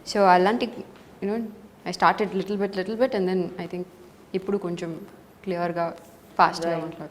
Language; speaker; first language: Telugu; non-native, learner; Tamil